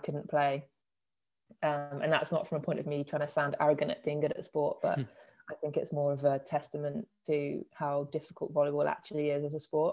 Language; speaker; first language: English; native; English